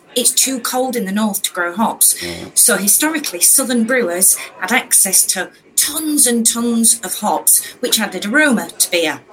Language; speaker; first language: English; native; English